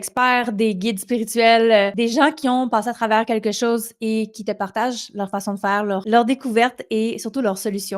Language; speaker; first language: French; native; French